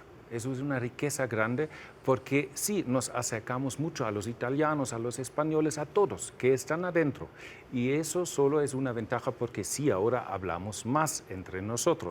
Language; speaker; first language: Spanish; non-native, fluent; German